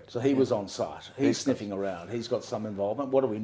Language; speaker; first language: English; native; English